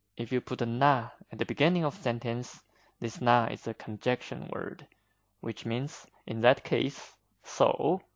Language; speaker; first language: English; non-native, fluent; Chinese